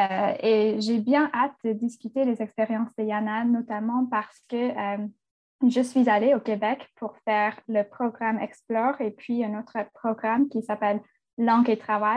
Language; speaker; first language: French; non-native, fluent; English